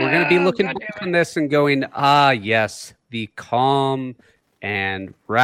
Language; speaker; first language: English; native; English